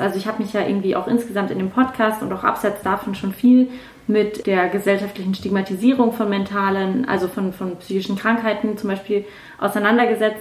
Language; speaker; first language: German; native; German